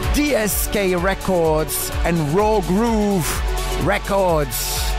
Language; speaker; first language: English; non-native, fluent; French